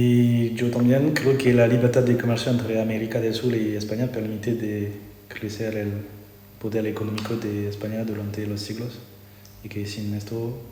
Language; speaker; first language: Spanish; non-native, learner; French